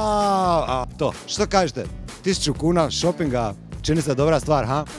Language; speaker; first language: Croatian; native; Croatian